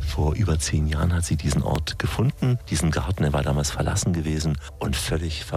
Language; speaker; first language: German; native; German